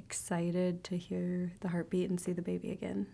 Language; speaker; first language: English; native; English